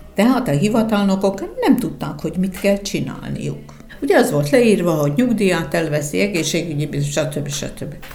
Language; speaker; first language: Hungarian; native; Hungarian